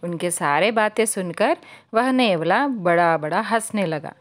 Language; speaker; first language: Hindi; non-native, local second language; Telugu